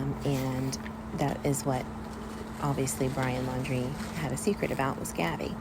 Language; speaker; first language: English; native; English